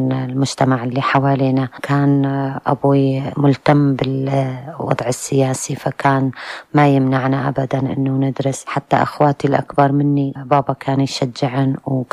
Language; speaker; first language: Arabic; non-native, local second language; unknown